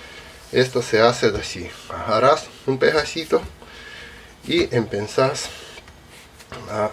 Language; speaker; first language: Spanish; non-native, learner; Russian